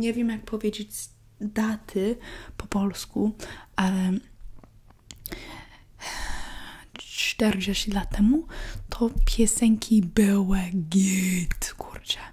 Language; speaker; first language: Polish; early bilingual, heritage; English